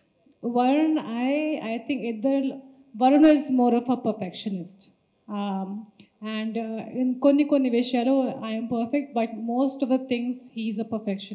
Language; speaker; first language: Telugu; non-native, fluent; Hindi